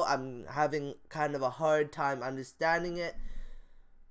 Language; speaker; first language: English; native; English